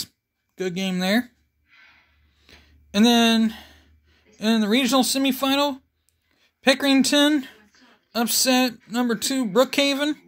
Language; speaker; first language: English; native; English